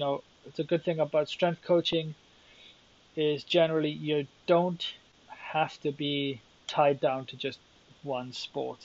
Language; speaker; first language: English; native; English